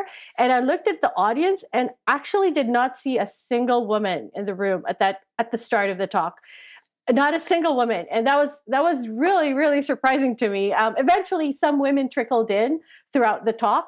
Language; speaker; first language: English; non-native, local second language; Filipino